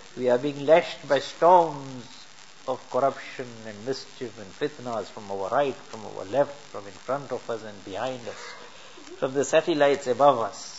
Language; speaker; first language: English; native; English